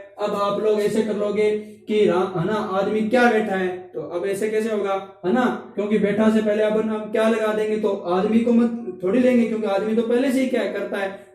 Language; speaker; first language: Hindi; native; Hindi